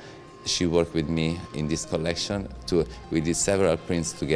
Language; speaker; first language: English; non-native, fluent; Italian